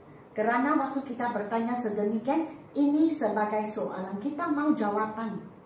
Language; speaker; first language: Malay; non-native, local second language; Chinese